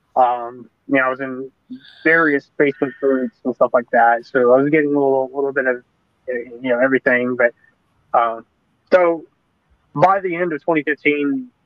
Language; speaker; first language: English; native; English